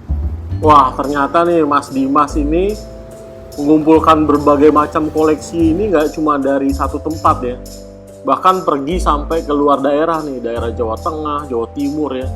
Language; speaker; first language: Indonesian; native; Indonesian